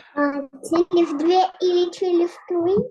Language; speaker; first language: Ukrainian; non-native, local second language; Russian